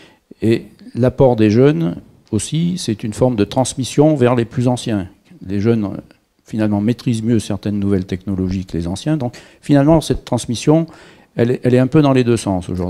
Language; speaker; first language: French; native; French